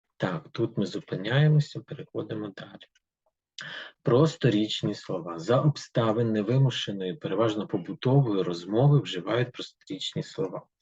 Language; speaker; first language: Ukrainian; native; Ukrainian